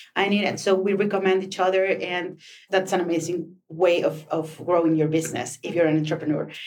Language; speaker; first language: English; non-native, fluent; Spanish